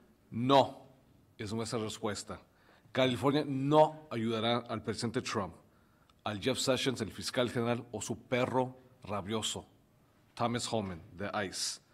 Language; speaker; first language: Spanish; early bilingual, heritage; Spanish